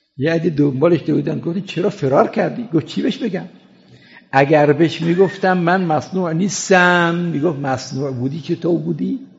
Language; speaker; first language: Persian; non-native, fluent; Arabic